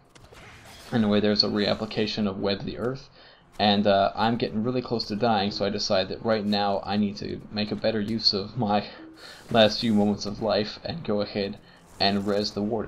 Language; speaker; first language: English; native; English